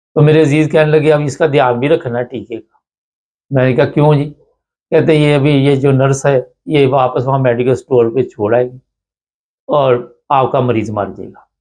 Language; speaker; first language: Urdu; non-native, local second language; Punjabi